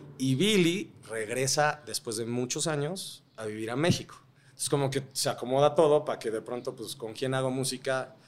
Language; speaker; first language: Spanish; native; Spanish